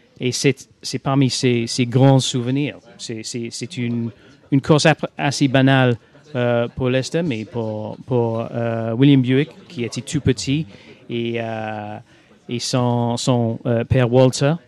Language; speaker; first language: French; non-native, fluent; English